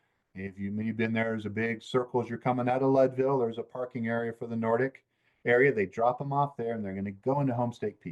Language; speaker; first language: English; native; English